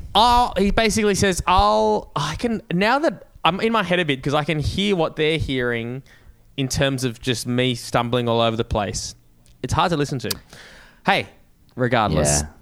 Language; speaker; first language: English; native; English